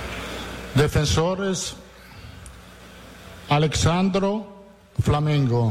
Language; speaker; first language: Spanish; non-native, learner; Italian